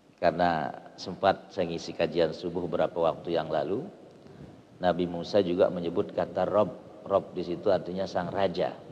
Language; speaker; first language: Indonesian; non-native, local second language; Sasak